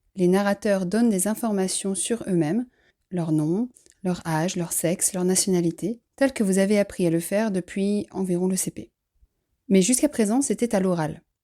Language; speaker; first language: French; native; French